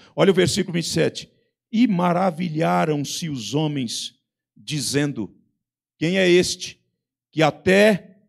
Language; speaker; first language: Portuguese; native; Portuguese